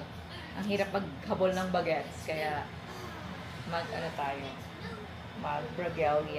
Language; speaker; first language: Filipino; native; Filipino